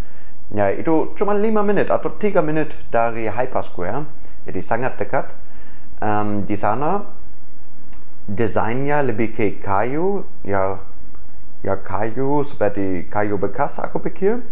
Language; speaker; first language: Indonesian; non-native, fluent; German